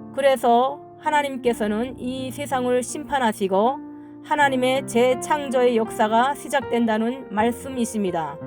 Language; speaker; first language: Korean; native; Korean